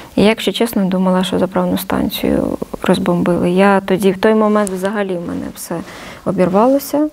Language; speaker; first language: Ukrainian; native; Ukrainian